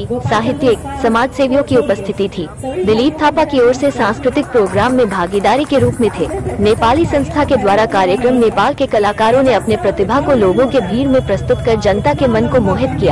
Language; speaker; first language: Hindi; native; Hindi